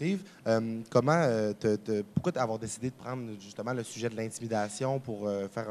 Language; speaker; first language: French; native; French